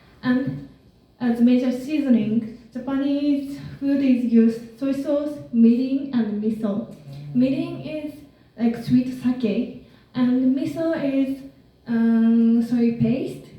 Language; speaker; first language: English; non-native, learner; Japanese